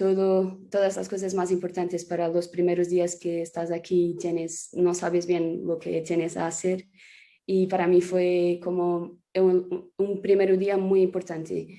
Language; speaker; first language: Spanish; non-native, fluent; Portuguese